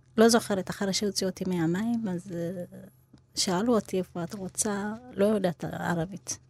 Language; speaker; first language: Hebrew; non-native, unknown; Amharic